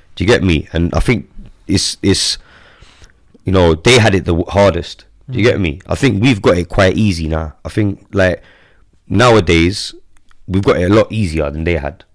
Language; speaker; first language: English; native; English